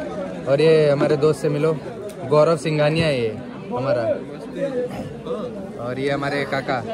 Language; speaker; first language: Hindi; native; Hindi